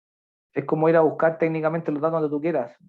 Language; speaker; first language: Spanish; native; Spanish